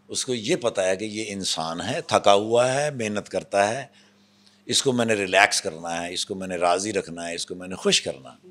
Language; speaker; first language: Urdu; non-native, local second language; Punjabi